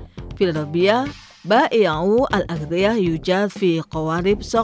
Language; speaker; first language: Arabic; non-native, fluent; Indonesian